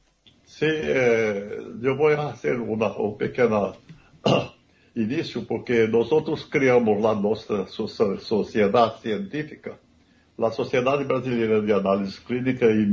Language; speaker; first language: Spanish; non-native, learner; Portuguese